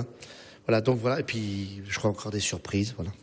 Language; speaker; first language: French; native; French